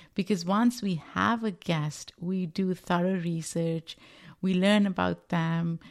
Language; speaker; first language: English; non-native, local second language; Urdu